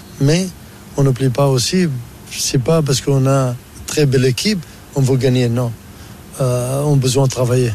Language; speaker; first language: French; non-native, learner; Arabic